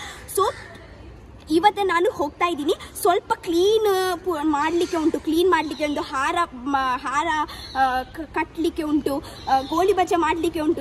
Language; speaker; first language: Kannada; non-native, local second language; Tulu